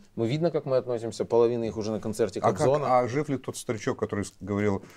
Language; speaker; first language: Russian; native; Russian